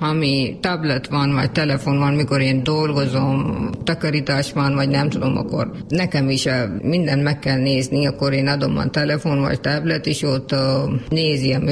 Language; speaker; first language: Hungarian; non-native, learner; Urdu